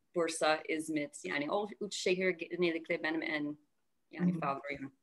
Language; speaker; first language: Turkish; non-native, learner; English